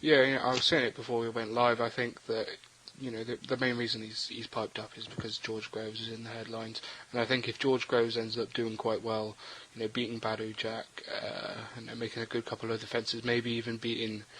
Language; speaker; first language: English; native; English